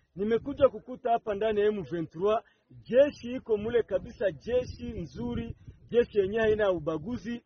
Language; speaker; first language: Swahili; non-native, local second language; Kinyarwanda